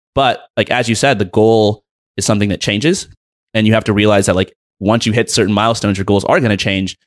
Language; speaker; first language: English; native; English